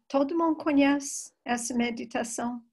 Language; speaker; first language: Portuguese; non-native, fluent; English